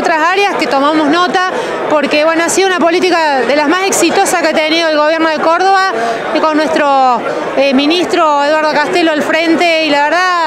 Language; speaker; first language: Spanish; native; Spanish